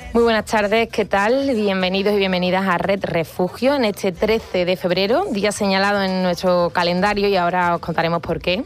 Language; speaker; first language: Spanish; native; Spanish